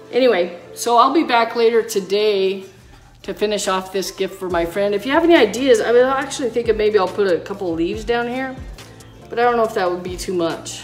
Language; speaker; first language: English; native; English